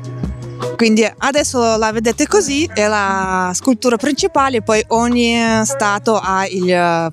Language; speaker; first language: Italian; non-native, fluent; Russian